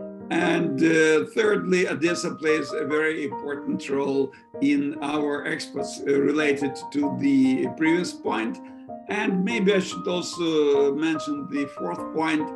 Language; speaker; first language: English; non-native, fluent; Ukrainian